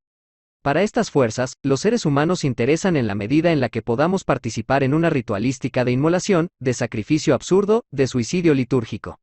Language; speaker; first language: Spanish; native; Spanish